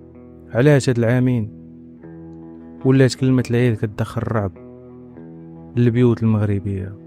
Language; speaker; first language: Arabic; native; Arabic